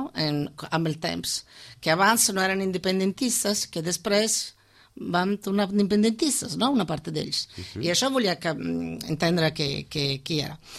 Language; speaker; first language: Catalan; non-native, fluent; Italian